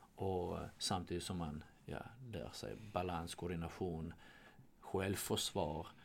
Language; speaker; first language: Swedish; non-native, fluent; Georgian